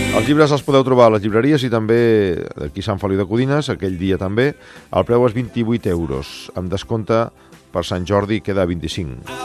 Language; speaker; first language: Catalan; native; Catalan